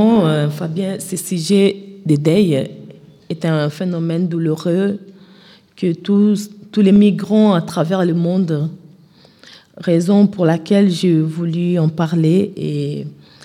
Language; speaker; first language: French; non-native, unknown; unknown